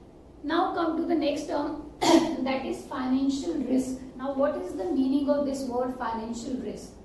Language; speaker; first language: English; non-native, local second language; Hindi